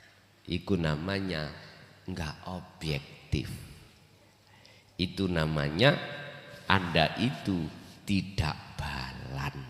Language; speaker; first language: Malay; non-native, local second language; Javanese